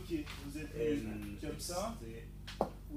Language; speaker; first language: French; native; French